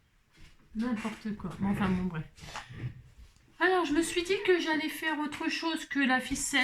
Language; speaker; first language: French; native; French